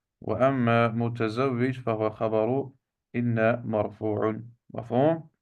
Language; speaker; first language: Arabic; non-native, fluent; Urdu